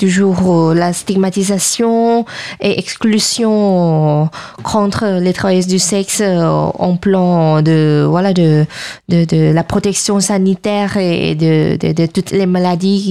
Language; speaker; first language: French; non-native, fluent; Thai